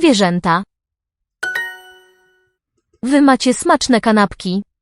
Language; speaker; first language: Polish; non-native, learner; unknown